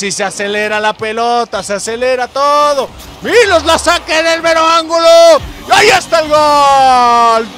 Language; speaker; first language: Spanish; native; Spanish